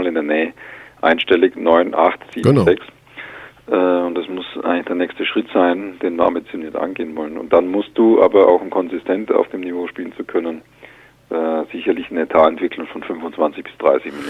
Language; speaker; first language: German; native; German